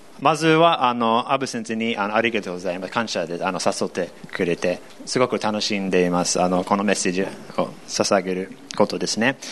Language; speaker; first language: Japanese; non-native, fluent; English